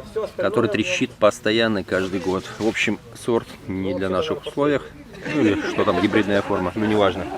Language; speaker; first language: Russian; native; Russian